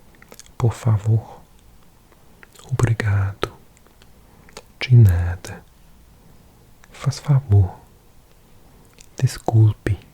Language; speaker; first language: Portuguese; non-native, learner; English